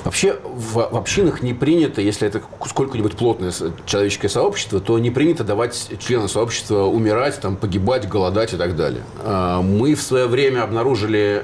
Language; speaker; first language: Russian; native; Russian